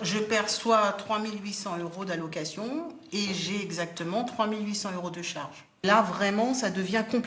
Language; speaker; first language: French; native; French